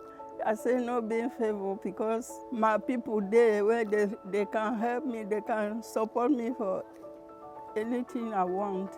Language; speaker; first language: English; non-native, learner; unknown